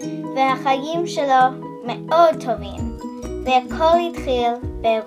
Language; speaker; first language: Hebrew; non-native, learner; English